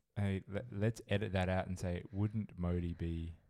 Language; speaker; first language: English; native; English